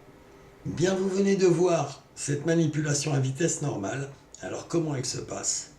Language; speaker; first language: French; native; French